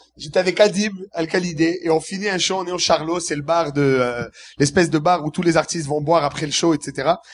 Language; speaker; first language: French; early bilingual, other home language; Arabic